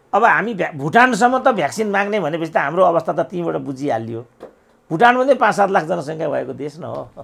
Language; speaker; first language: Nepali; native; Nepali